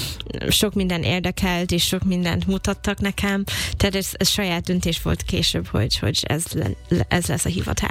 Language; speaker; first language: Hungarian; non-native, fluent; English